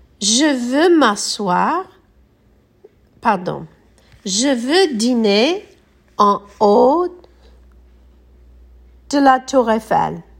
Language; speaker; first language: French; non-native, learner; English